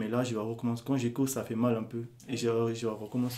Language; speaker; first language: French; non-native, learner; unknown